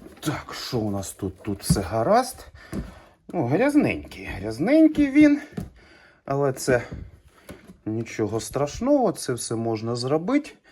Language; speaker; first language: Ukrainian; non-native, local second language; Russian